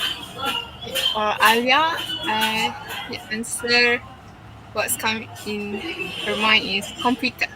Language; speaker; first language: English; non-native, local second language; Malay